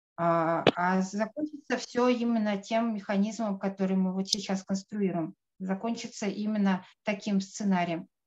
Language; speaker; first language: Russian; native; Russian